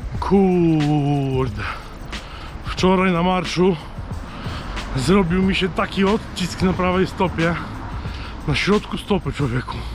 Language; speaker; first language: Polish; native; Polish